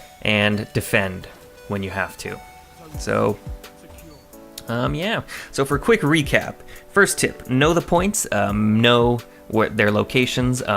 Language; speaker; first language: English; native; English